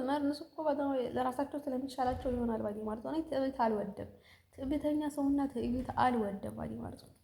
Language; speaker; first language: Amharic; early bilingual, heritage; Amharic